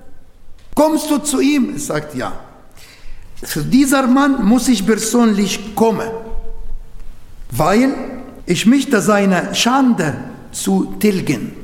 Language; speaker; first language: German; non-native, learner; Arabic